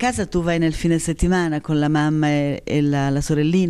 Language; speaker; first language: Italian; native; Italian